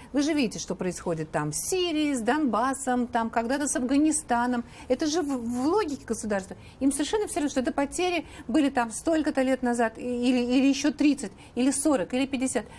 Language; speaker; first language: Russian; native; Russian